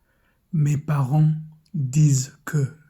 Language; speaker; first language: French; non-native, fluent; English